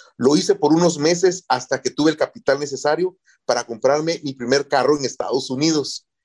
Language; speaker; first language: Spanish; native; Spanish